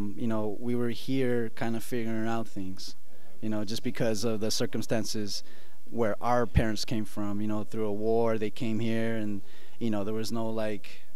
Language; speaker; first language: English; early bilingual, other home language; Spanish